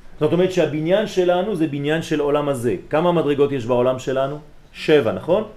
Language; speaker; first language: Hebrew; early bilingual, heritage; Hebrew